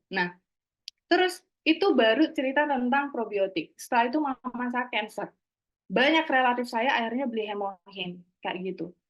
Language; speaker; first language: Indonesian; native; Indonesian